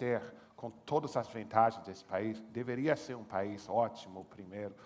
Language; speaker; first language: Portuguese; non-native, fluent; English